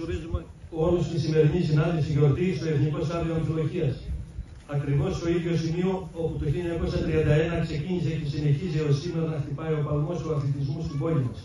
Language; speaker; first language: Greek; native; Greek